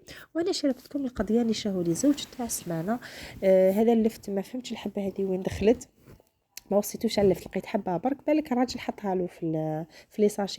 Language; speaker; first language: Arabic; native; Arabic